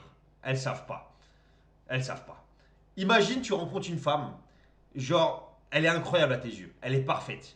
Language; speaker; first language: French; native; French